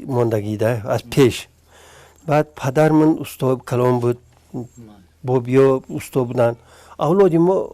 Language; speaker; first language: Tajik; native; Tajik